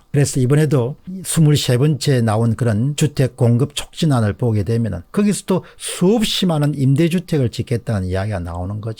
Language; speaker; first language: Korean; native; Korean